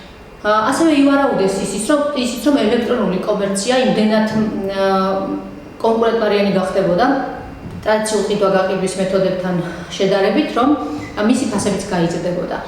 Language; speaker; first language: Georgian; native; Georgian